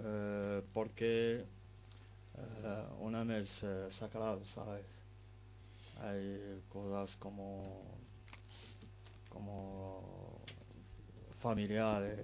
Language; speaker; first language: Spanish; non-native, learner; Arabic